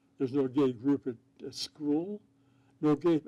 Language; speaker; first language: English; native; English